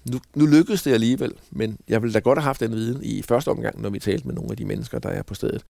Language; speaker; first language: Danish; native; Danish